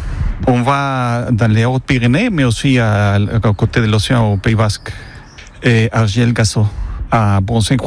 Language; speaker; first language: French; non-native, learner; Spanish